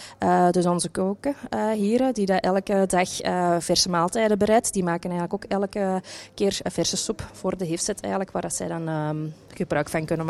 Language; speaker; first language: Dutch; native; Dutch